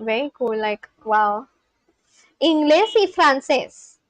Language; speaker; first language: Spanish; non-native, learner; Bangla